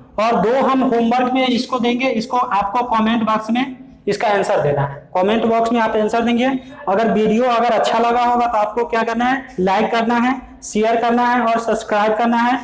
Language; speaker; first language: Hindi; native; Hindi